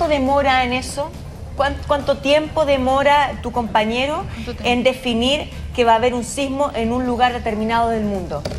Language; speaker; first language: Spanish; native; Spanish